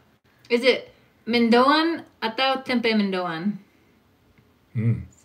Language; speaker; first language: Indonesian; non-native, fluent; English